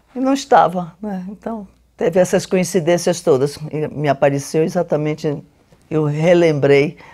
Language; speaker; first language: Portuguese; native; Portuguese